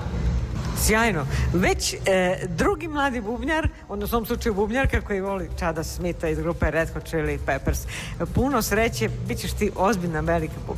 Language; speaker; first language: Serbian; native; Serbian